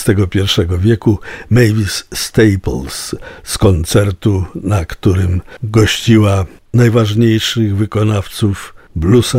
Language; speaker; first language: Polish; native; Polish